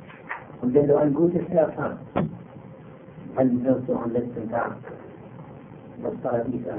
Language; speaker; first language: German; non-native, fluent; Arabic